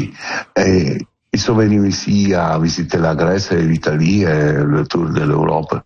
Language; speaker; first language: French; non-native, learner; Italian